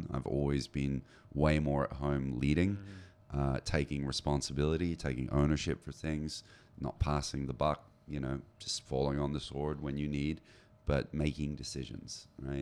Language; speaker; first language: English; native; English